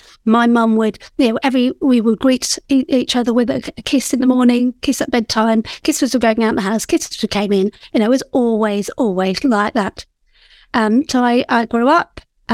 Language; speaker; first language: English; native; English